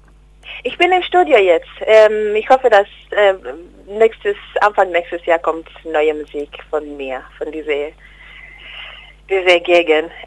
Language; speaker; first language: German; non-native, learner; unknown